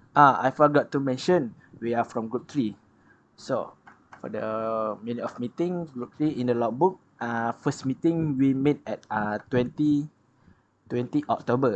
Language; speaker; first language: English; non-native, learner; Malay